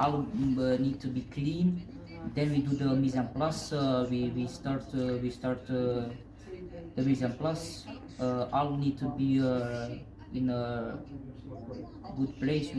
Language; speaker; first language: English; non-native, learner; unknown